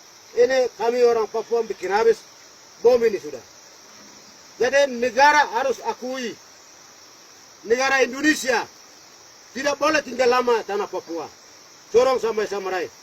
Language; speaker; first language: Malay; non-native, local second language; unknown